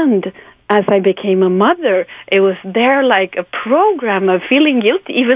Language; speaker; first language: English; non-native, fluent; Swedish